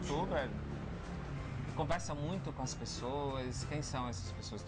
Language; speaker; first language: Portuguese; native; Portuguese